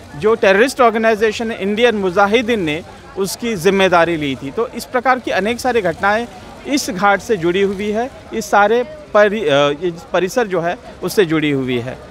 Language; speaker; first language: Hindi; non-native, local second language; Marathi